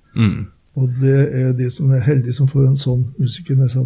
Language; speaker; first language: Norwegian; native; Norwegian